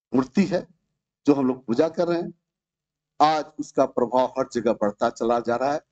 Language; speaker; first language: Hindi; non-native, local second language; Bhojpuri